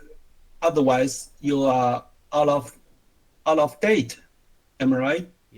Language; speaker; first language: English; non-native, learner; Chinese